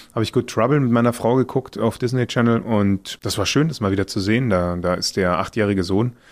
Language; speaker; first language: German; native; German